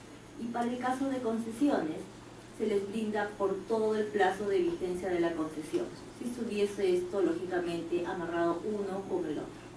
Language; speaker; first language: Spanish; native; Spanish